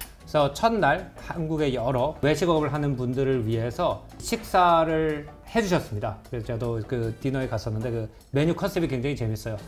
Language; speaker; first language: Korean; native; Korean